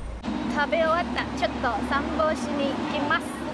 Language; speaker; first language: Japanese; non-native, fluent; Chinese